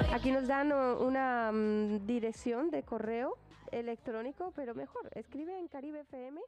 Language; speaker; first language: Spanish; native; Spanish